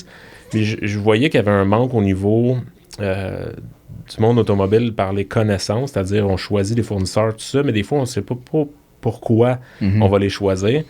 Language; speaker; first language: French; native; French